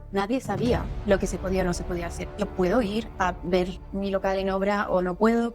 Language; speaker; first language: Spanish; non-native, fluent; French